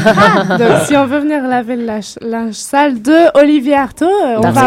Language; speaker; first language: French; native; French